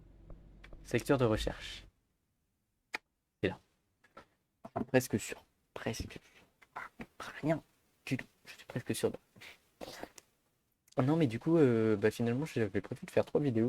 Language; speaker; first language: French; native; French